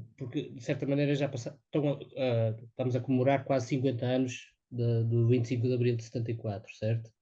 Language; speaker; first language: Portuguese; native; Portuguese